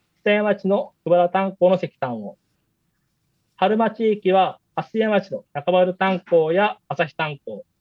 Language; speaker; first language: Japanese; native; Japanese